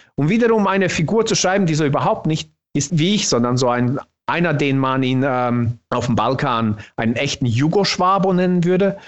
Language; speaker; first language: German; non-native, fluent; Bosnian